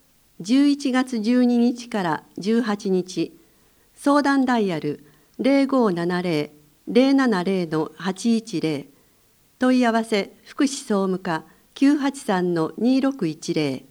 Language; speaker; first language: Japanese; native; Japanese